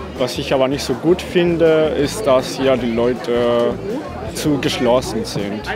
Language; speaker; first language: German; non-native, fluent; Spanish